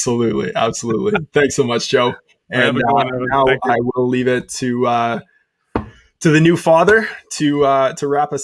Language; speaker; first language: English; native; English